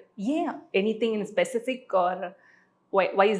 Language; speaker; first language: Tamil; native; Tamil